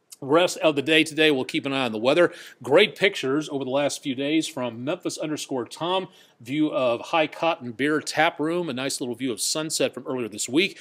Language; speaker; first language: English; native; English